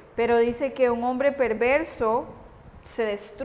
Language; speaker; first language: Spanish; native; Spanish